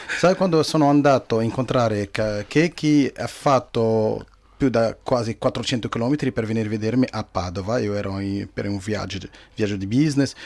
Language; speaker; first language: Italian; non-native, learner; Arabic